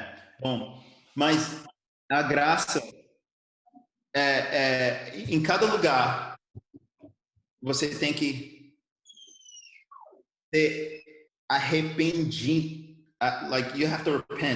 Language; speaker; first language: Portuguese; early bilingual, other home language; English